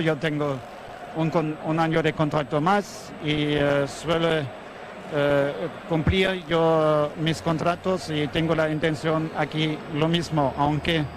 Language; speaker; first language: Spanish; non-native, fluent; German